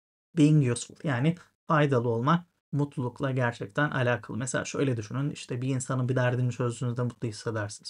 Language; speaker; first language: Turkish; native; Turkish